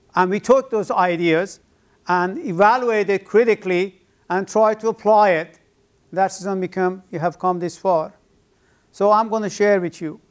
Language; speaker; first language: English; non-native, fluent; Persian